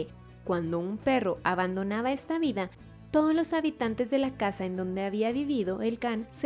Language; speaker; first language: Spanish; native; Spanish